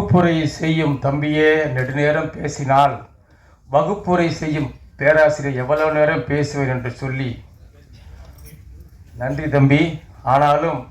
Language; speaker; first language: Tamil; native; Tamil